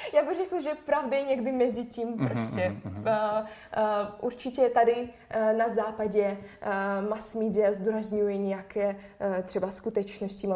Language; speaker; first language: Czech; non-native, fluent; Russian